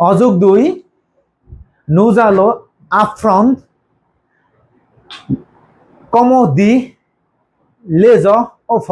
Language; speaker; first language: French; non-native, learner; Bangla